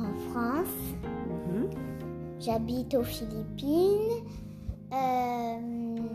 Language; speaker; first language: French; early bilingual, heritage; French